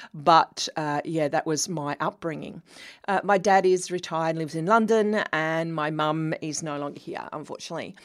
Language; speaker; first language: English; native; English